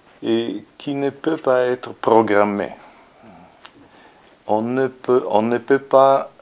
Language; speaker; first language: French; non-native, fluent; Italian